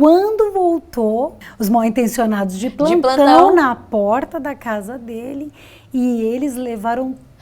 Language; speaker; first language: Portuguese; native; Portuguese